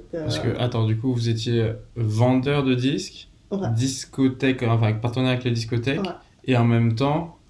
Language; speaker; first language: French; native; French